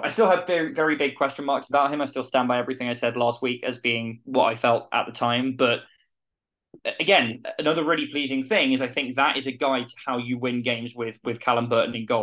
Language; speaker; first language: English; native; English